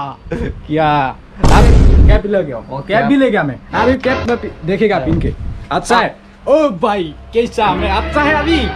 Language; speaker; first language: Hindi; non-native, local second language; Assamese